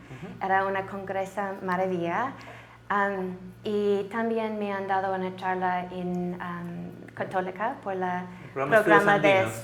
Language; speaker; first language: Spanish; non-native, learner; English